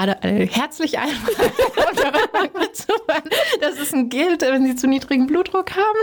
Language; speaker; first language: German; native; German